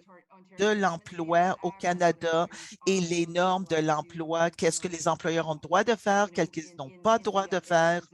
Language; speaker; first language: French; non-native, fluent; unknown